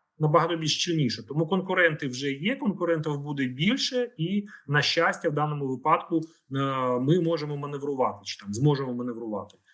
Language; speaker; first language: Ukrainian; native; Ukrainian